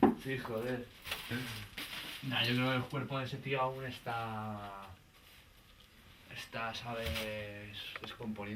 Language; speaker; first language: Spanish; native; Spanish